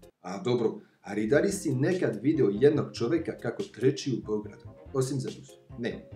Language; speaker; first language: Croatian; non-native, fluent; French